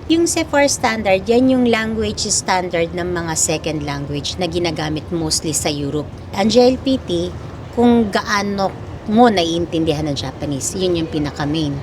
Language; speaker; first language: Filipino; native; Filipino